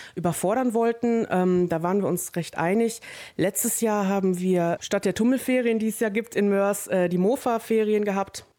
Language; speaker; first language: German; native; German